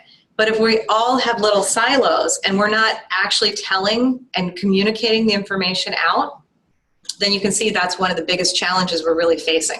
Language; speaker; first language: English; native; English